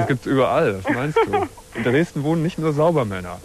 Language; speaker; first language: German; native; German